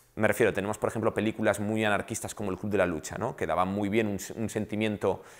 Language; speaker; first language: Spanish; native; Spanish